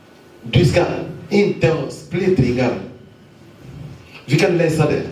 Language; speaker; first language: Swedish; non-native, fluent; Lingala